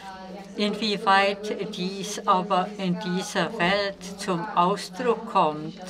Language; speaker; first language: German; non-native, fluent; Czech